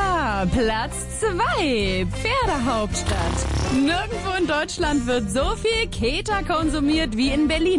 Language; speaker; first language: German; native; German